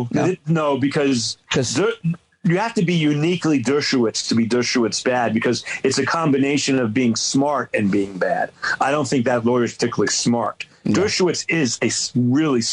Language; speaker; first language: English; native; English